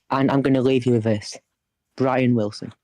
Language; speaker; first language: English; native; English